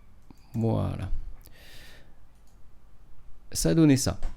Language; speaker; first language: French; native; French